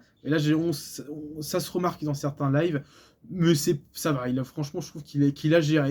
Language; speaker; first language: French; native; French